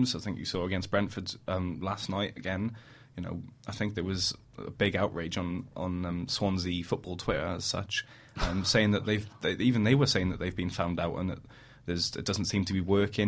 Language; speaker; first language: English; native; English